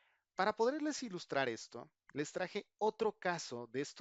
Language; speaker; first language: Spanish; native; Spanish